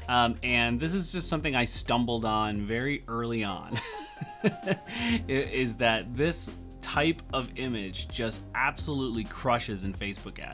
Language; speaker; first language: English; native; English